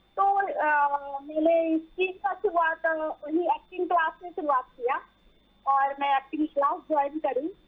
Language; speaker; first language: Hindi; non-native, local second language; Maithili